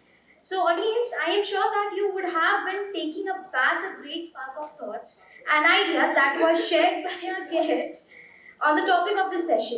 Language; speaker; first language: English; non-native, local second language; Hindi